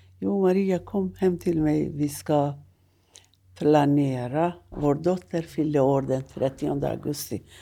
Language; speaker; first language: Swedish; non-native, fluent; Persian